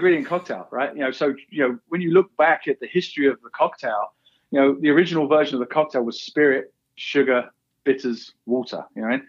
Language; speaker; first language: English; native; English